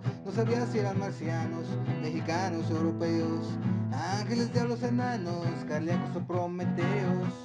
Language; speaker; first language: Spanish; native; Spanish